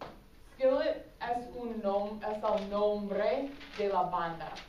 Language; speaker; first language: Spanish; non-native, fluent; English